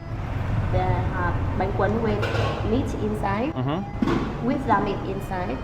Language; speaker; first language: English; non-native, fluent; Vietnamese